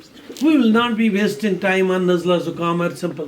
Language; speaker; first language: English; non-native, local second language; Kashmiri